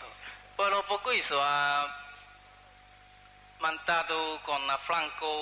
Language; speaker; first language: Italian; non-native, learner; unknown